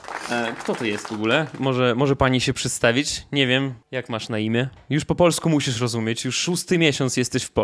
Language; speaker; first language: Polish; non-native, fluent; Russian